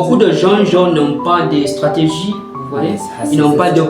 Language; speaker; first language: French; non-native, learner; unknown